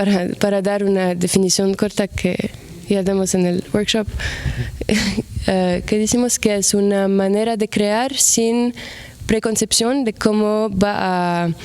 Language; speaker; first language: Spanish; non-native, fluent; Arabic